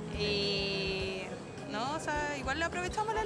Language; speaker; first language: Spanish; native; Spanish